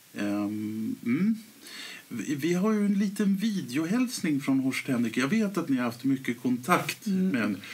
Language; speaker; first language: Swedish; native; Swedish